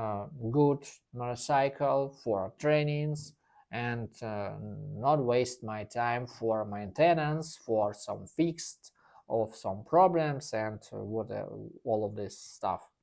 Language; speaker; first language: English; non-native, learner; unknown